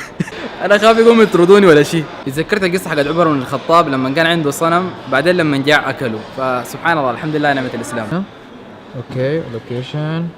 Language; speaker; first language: Arabic; native; Arabic